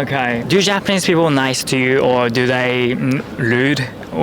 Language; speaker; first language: English; non-native, learner; Japanese